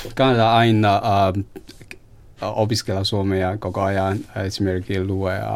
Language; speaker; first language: Finnish; non-native, learner; Chinese